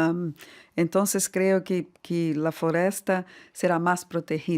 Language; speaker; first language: Spanish; non-native, fluent; Portuguese